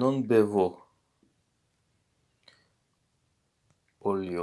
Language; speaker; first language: Italian; non-native, fluent; English